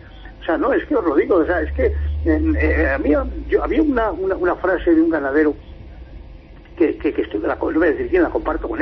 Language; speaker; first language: Spanish; native; Spanish